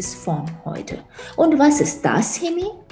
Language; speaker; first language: German; non-native, fluent; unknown